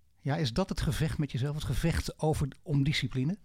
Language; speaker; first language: Dutch; native; Dutch